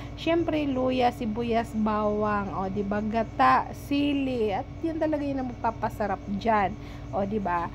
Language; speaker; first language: Filipino; non-native, local second language; Bikol